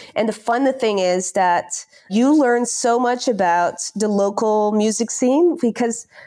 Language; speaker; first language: English; non-native, fluent; Dutch